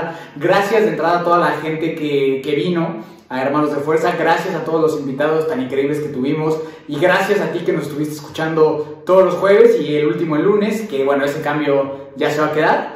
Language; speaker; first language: Spanish; native; Spanish